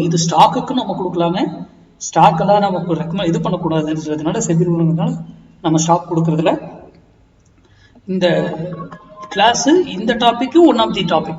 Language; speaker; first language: Tamil; native; Tamil